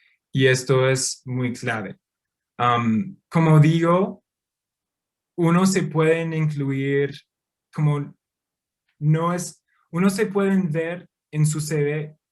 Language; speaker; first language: Spanish; non-native, fluent; English